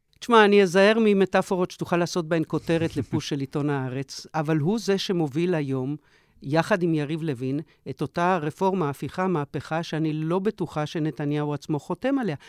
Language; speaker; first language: Hebrew; early bilingual, other home language; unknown